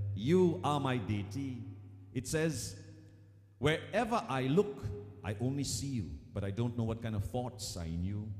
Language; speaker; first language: English; native; English